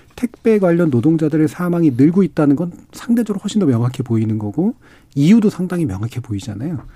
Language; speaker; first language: Korean; native; Korean